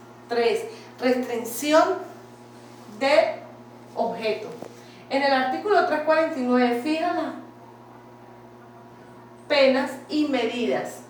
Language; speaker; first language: Spanish; native; Spanish